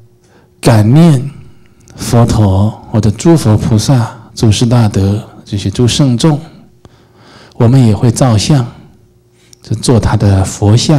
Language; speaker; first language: Chinese; native; Chinese